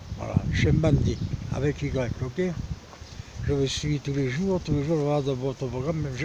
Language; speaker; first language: French; early bilingual, other home language; Spanish